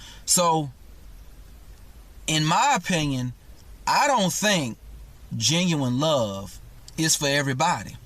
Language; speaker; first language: English; native; English